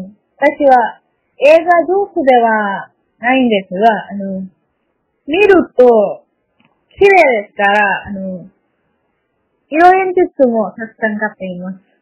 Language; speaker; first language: Japanese; non-native, learner; Malayalam